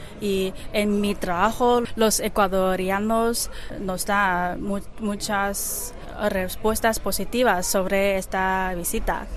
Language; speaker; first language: Spanish; non-native, learner; Chinese